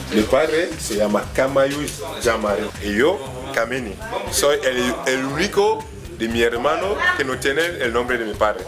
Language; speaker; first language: Spanish; non-native, fluent; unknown